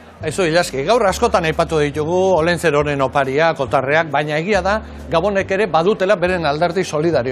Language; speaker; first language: Basque; native; Basque